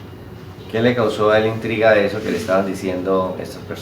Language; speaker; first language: Spanish; native; Spanish